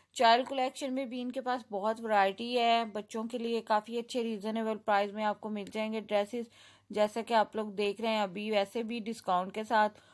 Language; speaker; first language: Urdu; native; Urdu